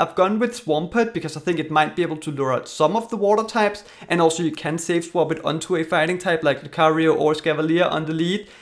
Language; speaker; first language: English; native; English